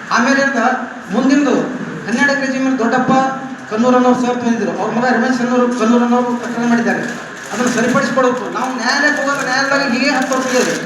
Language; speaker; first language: Kannada; native; Kannada